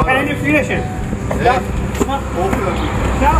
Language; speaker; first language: German; non-native, learner; Punjabi